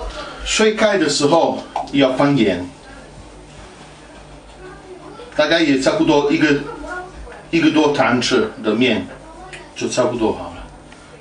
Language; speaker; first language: Chinese; non-native, fluent; Italian